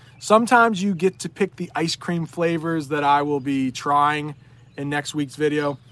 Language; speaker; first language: English; native; English